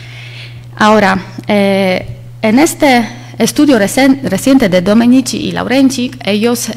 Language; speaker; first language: Spanish; non-native, fluent; Polish